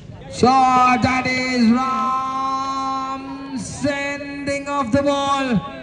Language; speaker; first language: English; non-native, local second language; Malayalam